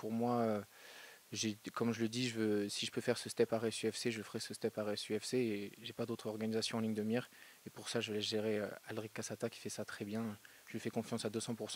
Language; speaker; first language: French; native; French